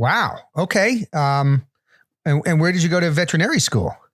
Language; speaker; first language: English; native; English